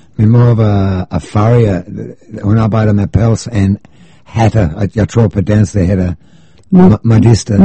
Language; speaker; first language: Danish; non-native, fluent; English